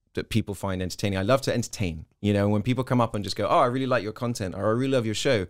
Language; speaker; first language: English; native; English